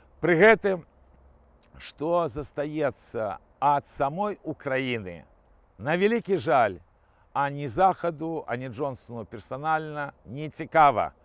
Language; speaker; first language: Belarusian; non-native, local second language; Russian